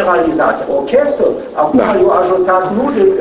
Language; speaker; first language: Romanian; non-native, learner; German